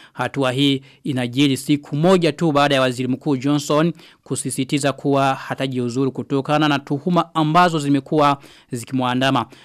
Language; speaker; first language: Swahili; non-native, local second language; Rundi